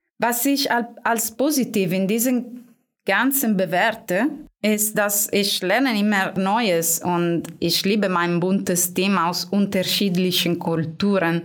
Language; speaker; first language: German; non-native, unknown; Italian